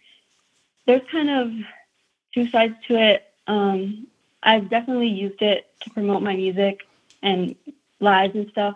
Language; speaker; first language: English; native; English